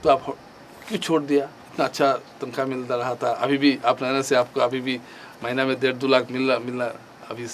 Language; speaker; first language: Hindi; non-native, local second language; Bangla